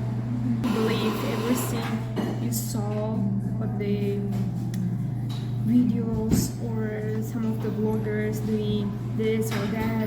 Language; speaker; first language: English; non-native, learner; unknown